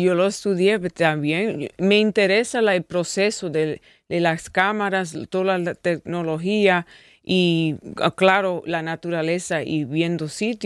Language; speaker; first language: Spanish; early bilingual, heritage; English